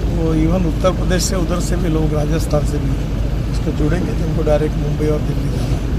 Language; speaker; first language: Hindi; non-native, local second language; Marathi